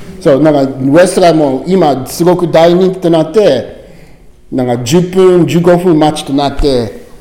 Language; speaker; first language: Japanese; non-native, learner; English